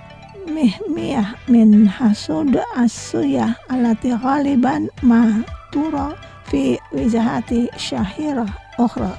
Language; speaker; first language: Arabic; non-native, fluent; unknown